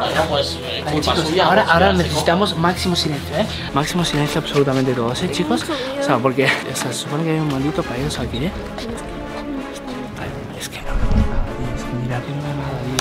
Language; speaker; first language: Spanish; native; Spanish